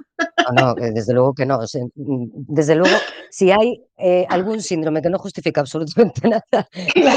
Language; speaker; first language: Spanish; native; Spanish